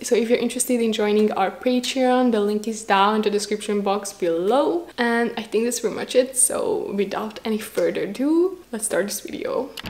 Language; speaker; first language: English; non-native, fluent; Hungarian